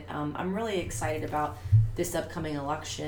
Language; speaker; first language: English; native; English